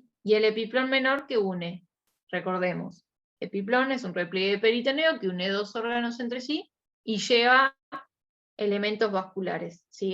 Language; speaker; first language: Spanish; native; Spanish